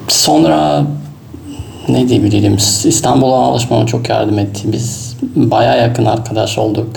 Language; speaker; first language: Turkish; non-native, fluent; Russian